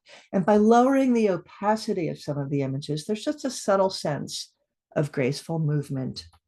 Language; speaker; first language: English; native; English